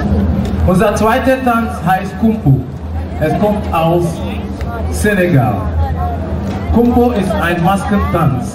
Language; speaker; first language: German; non-native, learner; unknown